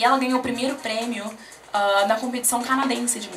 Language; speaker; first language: Portuguese; native; Portuguese